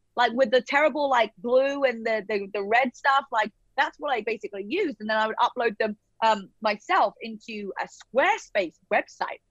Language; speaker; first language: English; native; English